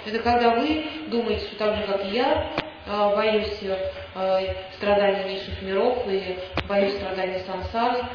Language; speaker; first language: Russian; native; Russian